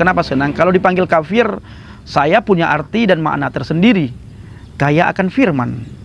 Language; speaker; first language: Indonesian; non-native, local second language; Achinese